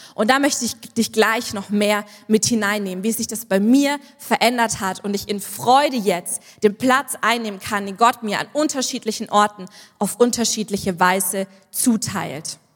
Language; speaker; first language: German; native; German